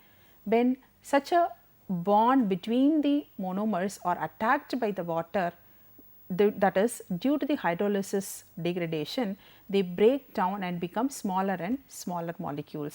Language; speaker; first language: English; non-native, local second language; Tamil